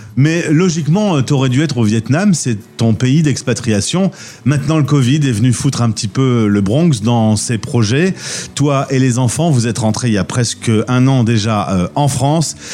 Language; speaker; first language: French; native; French